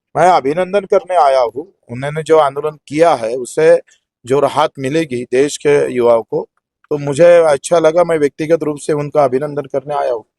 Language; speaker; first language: Hindi; non-native, local second language; Marathi